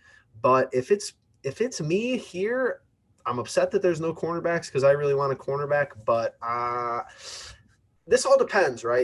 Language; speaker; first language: English; native; English